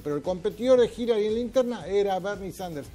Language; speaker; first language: Spanish; native; Spanish